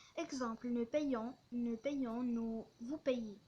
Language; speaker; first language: French; non-native, local second language; Arabic